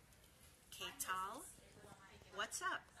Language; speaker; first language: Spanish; non-native, fluent; English